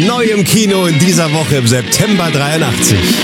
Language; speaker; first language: German; native; German